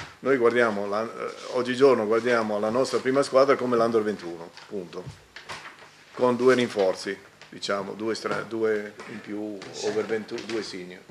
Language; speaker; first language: Italian; native; Italian